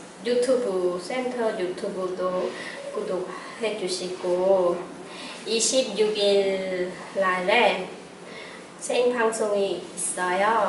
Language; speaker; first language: Korean; non-native, fluent; Khmer